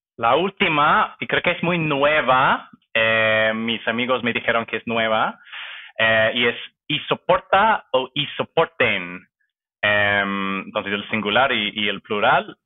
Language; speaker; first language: Spanish; non-native, fluent; English